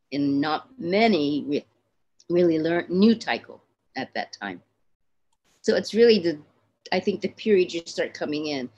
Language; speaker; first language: English; native; English